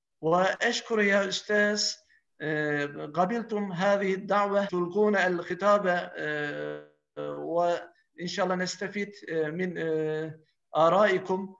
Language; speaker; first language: Arabic; non-native, fluent; Turkish